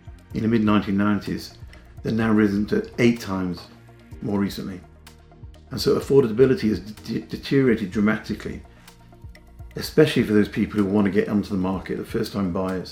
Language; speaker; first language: English; native; English